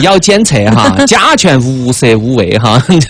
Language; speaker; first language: Chinese; native; Chinese